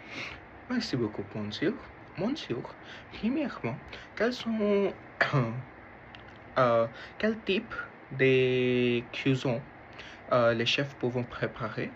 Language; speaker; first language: French; non-native, learner; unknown